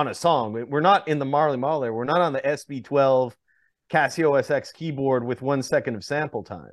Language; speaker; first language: English; native; English